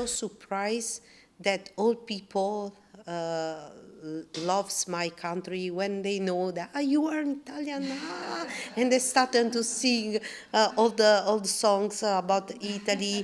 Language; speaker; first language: English; non-native, learner; Italian